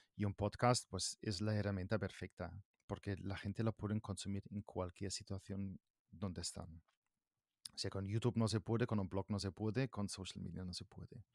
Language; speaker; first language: Spanish; non-native, fluent; German